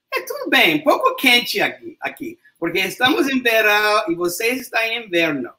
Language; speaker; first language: Portuguese; non-native, learner; English